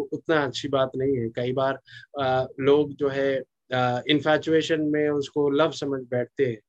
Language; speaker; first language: Hindi; native; Hindi